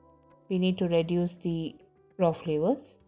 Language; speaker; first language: English; non-native, local second language; Tamil